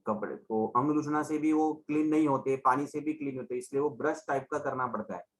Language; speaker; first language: Hindi; non-native, local second language; Gujarati